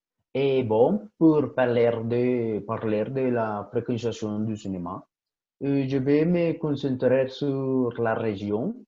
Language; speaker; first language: French; non-native, learner; Spanish